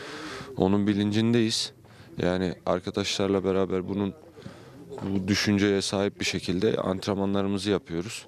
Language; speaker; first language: Turkish; native; Turkish